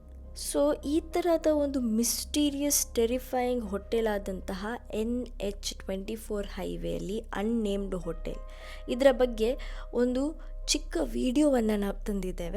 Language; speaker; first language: Kannada; native; Kannada